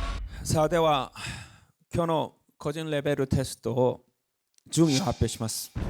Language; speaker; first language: Japanese; non-native, learner; Korean